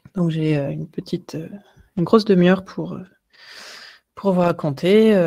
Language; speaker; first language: French; native; French